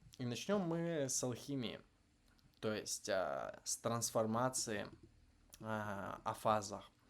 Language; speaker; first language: Russian; native; Russian